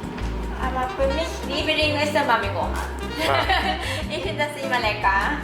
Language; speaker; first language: German; non-native, learner; Japanese